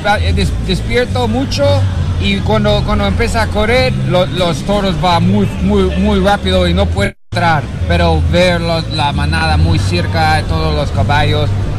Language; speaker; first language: Spanish; non-native, learner; English